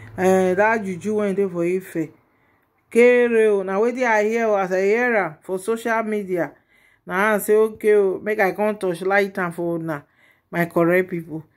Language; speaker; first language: Nigerian Pidgin; non-native, local second language; Yoruba